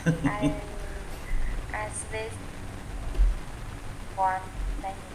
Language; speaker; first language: English; non-native, learner; Vietnamese